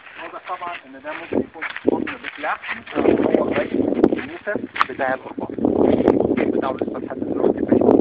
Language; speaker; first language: Arabic; native; Arabic